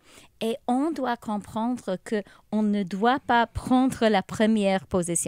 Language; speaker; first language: French; non-native, local second language; English